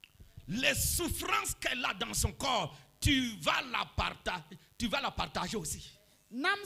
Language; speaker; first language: French; non-native, local second language; Mossi